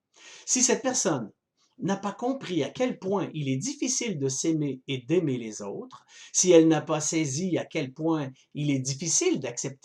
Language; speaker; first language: French; native; French